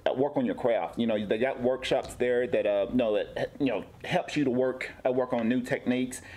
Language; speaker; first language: English; native; English